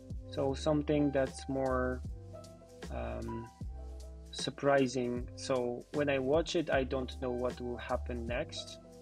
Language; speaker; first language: English; non-native, fluent; Polish